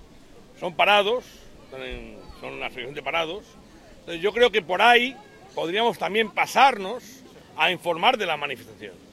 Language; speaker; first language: Spanish; native; Spanish